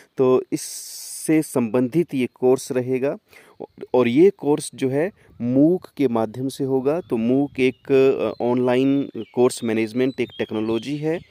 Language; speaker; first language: Hindi; native; Hindi